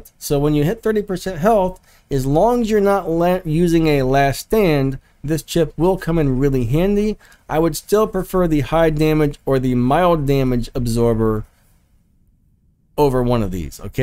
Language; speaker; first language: English; native; English